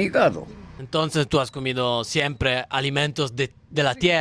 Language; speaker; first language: Spanish; non-native, learner; Italian